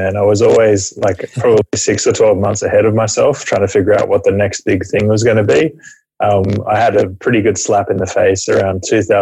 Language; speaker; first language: English; native; English